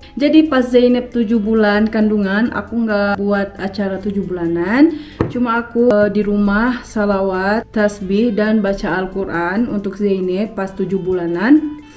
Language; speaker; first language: Indonesian; native; Indonesian